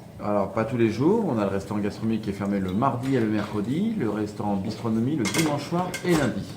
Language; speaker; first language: French; native; French